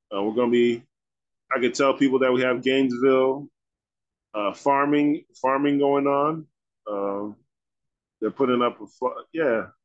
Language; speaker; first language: English; native; English